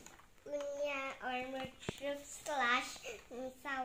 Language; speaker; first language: Indonesian; early bilingual, heritage; English